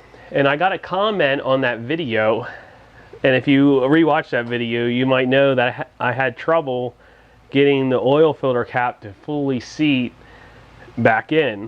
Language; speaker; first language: English; native; English